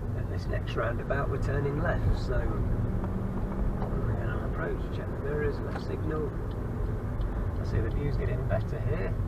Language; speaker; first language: English; native; English